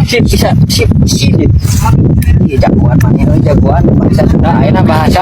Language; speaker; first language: Indonesian; non-native, local second language; Sundanese